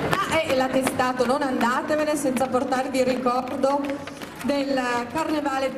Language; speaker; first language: Italian; native; Italian